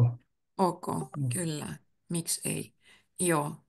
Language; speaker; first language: Finnish; native; Finnish